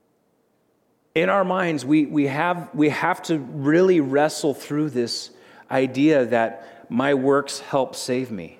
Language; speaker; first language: English; native; English